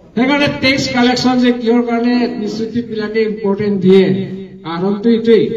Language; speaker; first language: Assamese; non-native, local second language; Karbi